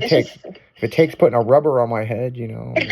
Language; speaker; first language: English; native; English